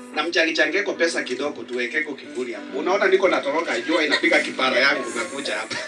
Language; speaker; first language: Swahili; non-native, local second language; Luyia